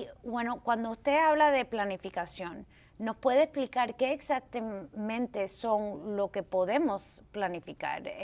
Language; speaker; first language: Spanish; early bilingual, heritage; English